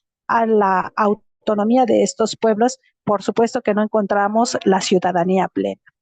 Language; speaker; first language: Spanish; native; Spanish